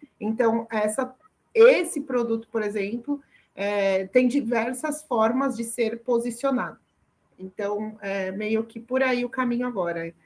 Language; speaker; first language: Portuguese; early bilingual, other home language; Arabic